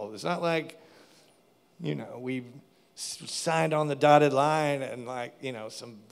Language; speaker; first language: English; native; English